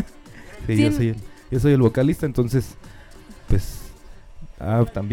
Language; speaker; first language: Spanish; native; Spanish